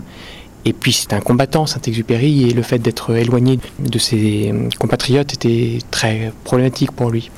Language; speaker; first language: French; native; French